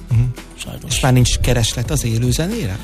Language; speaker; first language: Hungarian; native; Hungarian